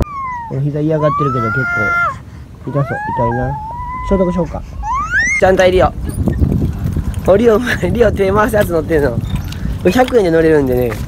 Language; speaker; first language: Japanese; native; Japanese